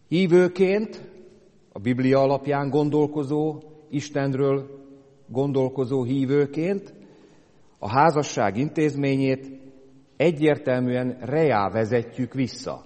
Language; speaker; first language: Hungarian; native; Hungarian